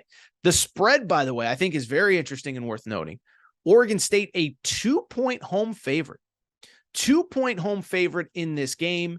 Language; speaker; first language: English; native; English